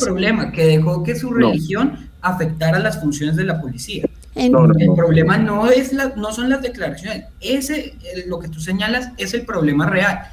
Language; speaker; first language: Spanish; native; Spanish